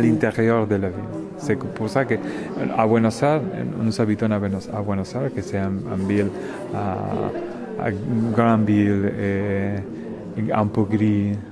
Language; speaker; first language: French; non-native, learner; Spanish